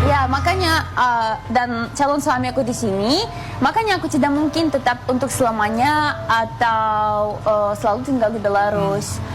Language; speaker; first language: Indonesian; non-native, learner; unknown